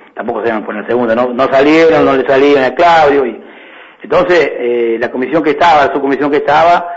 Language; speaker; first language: Spanish; native; Spanish